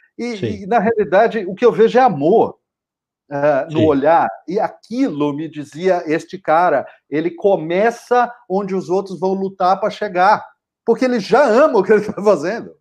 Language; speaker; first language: Portuguese; native; Portuguese